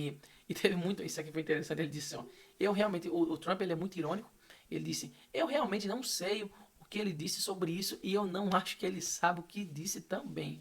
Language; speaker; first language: Portuguese; native; Portuguese